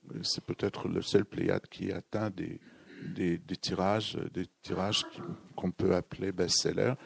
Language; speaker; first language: French; native; French